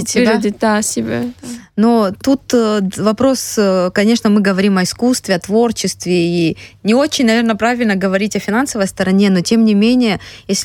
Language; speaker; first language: Russian; native; Russian